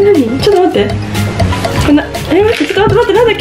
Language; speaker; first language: Japanese; native; Japanese